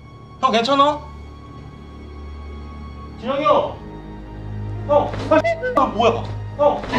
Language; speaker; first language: Korean; native; Korean